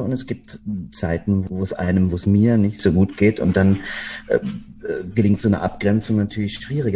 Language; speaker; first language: German; native; German